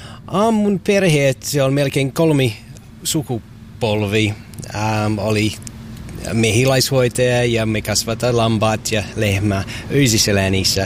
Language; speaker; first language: Finnish; non-native, learner; English